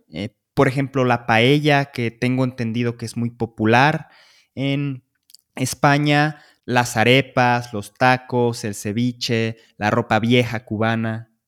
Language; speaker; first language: Spanish; native; Spanish